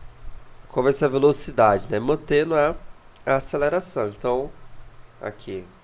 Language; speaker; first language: Portuguese; native; Portuguese